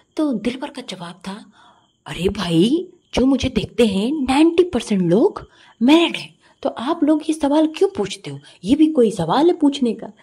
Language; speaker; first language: Hindi; native; Hindi